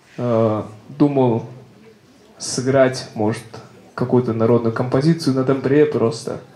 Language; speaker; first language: Russian; non-native, local second language; Kazakh